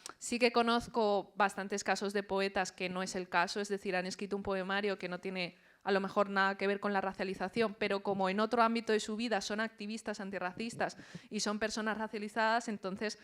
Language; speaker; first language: Spanish; early bilingual, other home language; Chinese